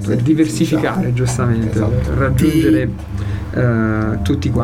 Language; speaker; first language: Italian; native; Italian